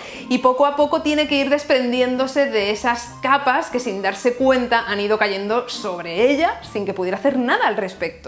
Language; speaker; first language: Spanish; native; Spanish